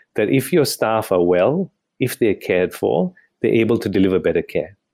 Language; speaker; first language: English; non-native, local second language; Tamil